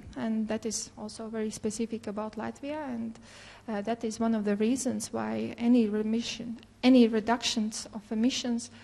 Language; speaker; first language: English; non-native, fluent; Latvian